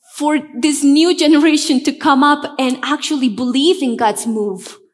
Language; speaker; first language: English; non-native, fluent; Spanish